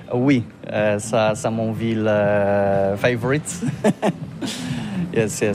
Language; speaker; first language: French; non-native, learner; Polish